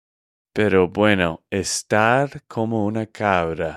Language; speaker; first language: Spanish; non-native, fluent; English